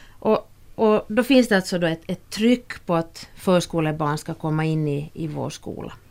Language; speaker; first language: Swedish; native; Swedish